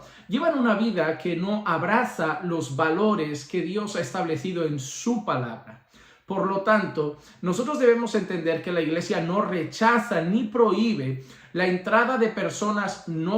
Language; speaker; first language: Spanish; native; Spanish